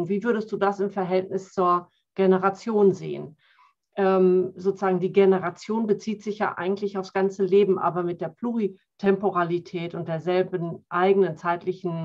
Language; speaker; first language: German; native; German